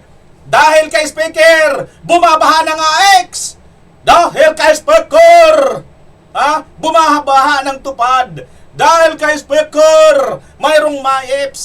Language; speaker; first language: Filipino; native; Filipino